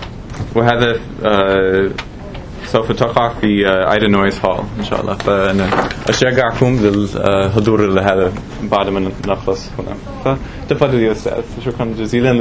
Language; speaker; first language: Arabic; non-native, fluent; English